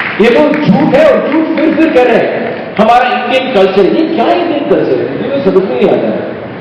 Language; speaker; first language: Hindi; non-native, local second language; Tamil